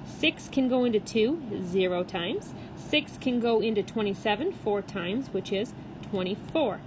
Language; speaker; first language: English; native; English